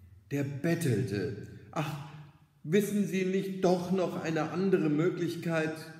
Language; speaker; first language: German; native; German